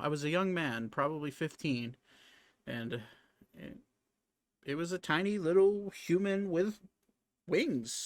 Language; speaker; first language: English; native; English